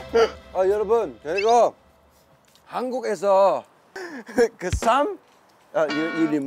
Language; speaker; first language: Korean; non-native, learner; Chinese